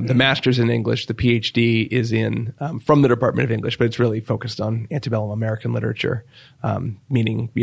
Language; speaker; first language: English; native; English